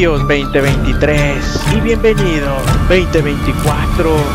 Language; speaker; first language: Spanish; native; Spanish